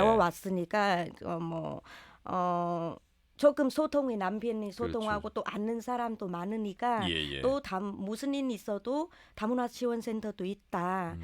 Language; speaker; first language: Korean; non-native, learner; Vietnamese